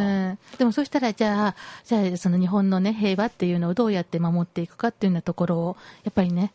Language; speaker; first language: Japanese; native; Japanese